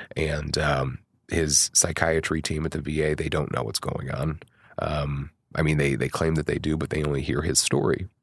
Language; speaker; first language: English; native; English